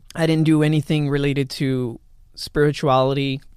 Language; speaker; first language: English; early bilingual, other home language; Spanish